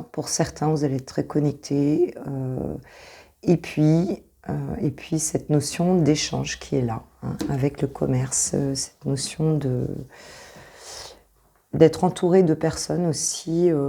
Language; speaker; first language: French; native; French